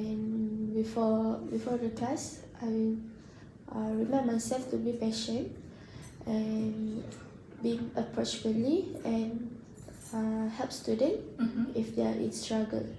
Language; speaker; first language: English; non-native, learner; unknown